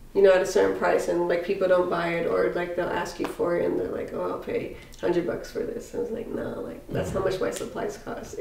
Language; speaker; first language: English; native; English